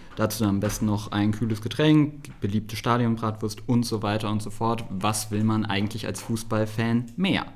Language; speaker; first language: German; native; German